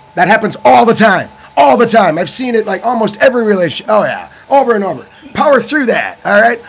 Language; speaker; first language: English; native; English